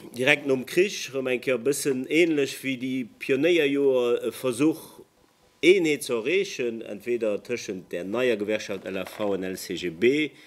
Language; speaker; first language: German; non-native, local second language; Luxembourgish